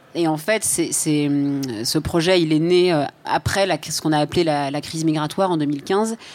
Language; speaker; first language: French; native; French